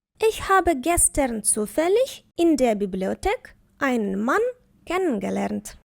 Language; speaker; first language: German; non-native, fluent; Ukrainian